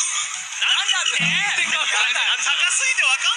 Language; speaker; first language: Japanese; native; Japanese